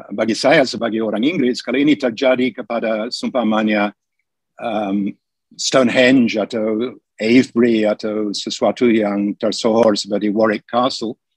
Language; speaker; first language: Indonesian; non-native, fluent; English